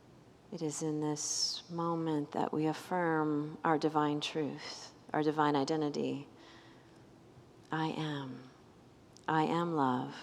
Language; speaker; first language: English; native; English